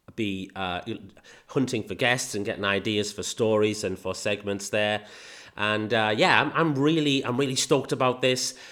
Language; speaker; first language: English; native; English